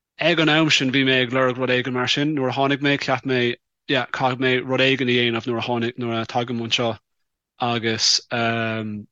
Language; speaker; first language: Irish; non-native, local second language; English